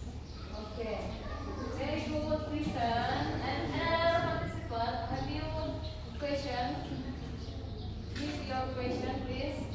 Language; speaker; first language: English; non-native, learner; Indonesian